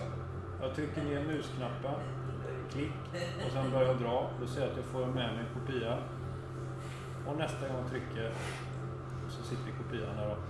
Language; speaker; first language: Swedish; native; Swedish